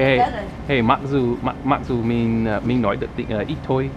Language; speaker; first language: Vietnamese; non-native, learner; English